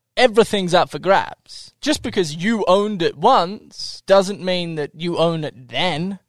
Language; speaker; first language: English; native; English